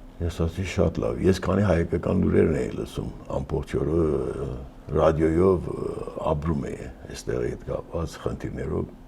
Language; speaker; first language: Armenian; early bilingual, heritage; Armenian